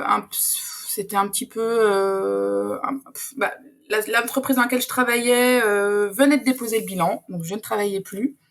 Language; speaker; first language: French; native; French